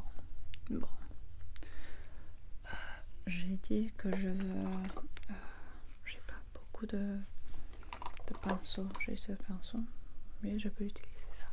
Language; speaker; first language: French; non-native, learner; English